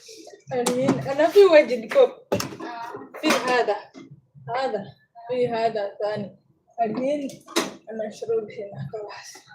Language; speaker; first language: Arabic; non-native, learner; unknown